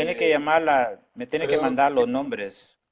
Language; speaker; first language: Spanish; non-native, local second language; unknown